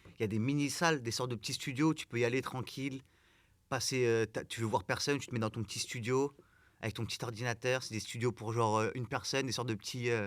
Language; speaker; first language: French; native; French